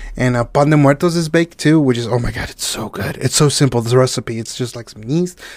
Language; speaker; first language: English; non-native, fluent; Spanish